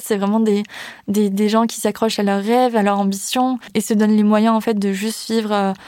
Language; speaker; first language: French; native; French